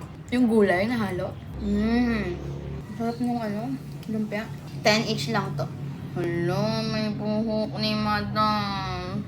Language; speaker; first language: Filipino; native; Filipino